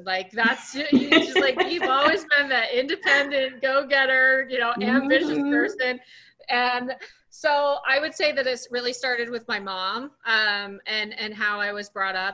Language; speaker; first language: English; native; English